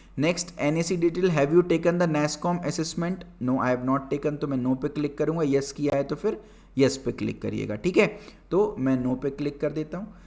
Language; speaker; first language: Hindi; native; Hindi